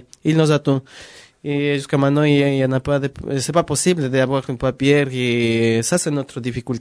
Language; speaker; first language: French; non-native, learner; Spanish